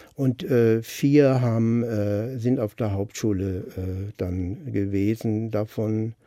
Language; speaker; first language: German; native; German